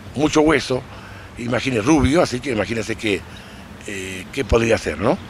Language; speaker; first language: Spanish; native; Spanish